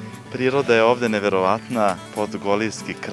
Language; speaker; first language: Bosnian; native; Bosnian